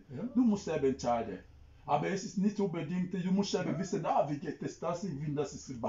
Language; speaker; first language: German; non-native, learner; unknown